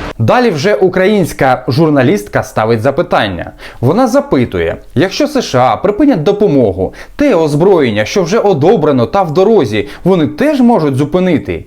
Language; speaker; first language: Ukrainian; native; Ukrainian